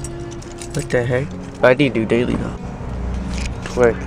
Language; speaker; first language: English; native; English